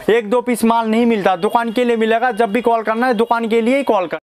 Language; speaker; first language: Hindi; non-native, local second language; Bangla